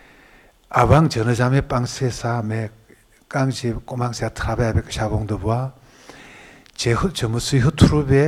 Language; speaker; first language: French; non-native, learner; Korean